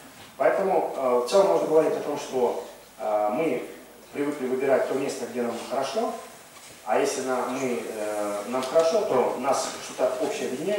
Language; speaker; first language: Russian; native; Russian